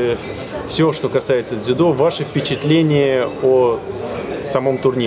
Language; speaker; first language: Russian; native; Russian